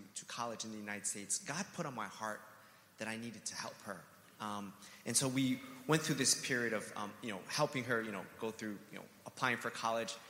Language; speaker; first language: English; native; English